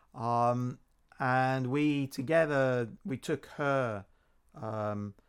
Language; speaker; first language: English; native; English